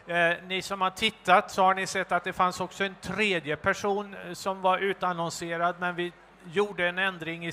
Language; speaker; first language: Swedish; native; Swedish